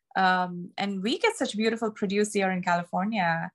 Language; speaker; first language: English; non-native, local second language; Gujarati